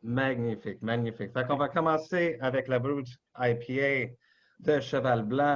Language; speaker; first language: French; non-native, local second language; English